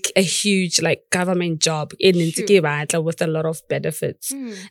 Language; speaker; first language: English; non-native, local second language; Tswana